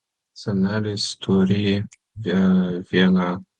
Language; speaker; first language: Lithuanian; non-native, learner; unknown